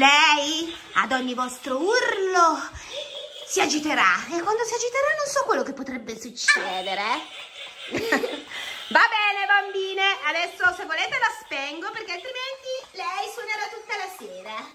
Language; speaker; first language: Italian; native; Italian